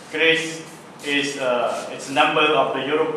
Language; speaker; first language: English; non-native, learner; Thai